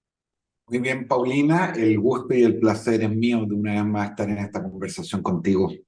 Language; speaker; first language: Spanish; native; Spanish